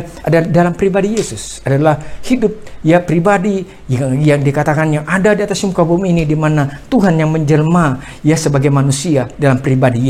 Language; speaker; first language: Indonesian; native; Indonesian